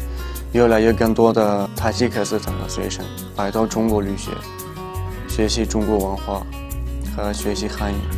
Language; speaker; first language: Chinese; non-native, fluent; Tajik